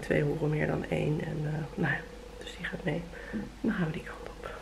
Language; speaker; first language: Dutch; native; Dutch